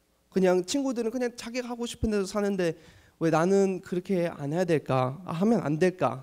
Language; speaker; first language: Korean; early bilingual, heritage; Korean